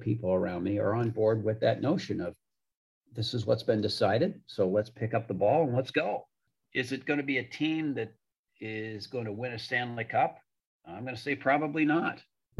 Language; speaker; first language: English; native; English